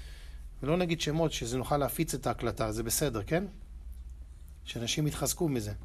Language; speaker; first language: Hebrew; native; Hebrew